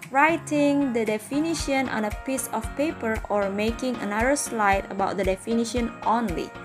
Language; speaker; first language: English; non-native, fluent; Indonesian